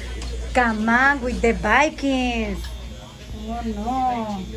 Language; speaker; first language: English; non-native, learner; Spanish